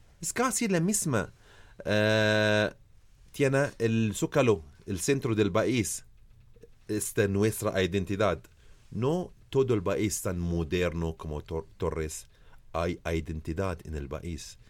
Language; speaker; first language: Spanish; non-native, learner; Arabic